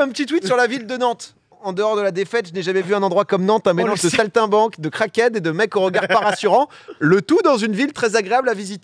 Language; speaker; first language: French; native; French